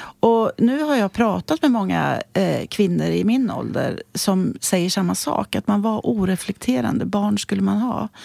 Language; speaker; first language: Swedish; native; Swedish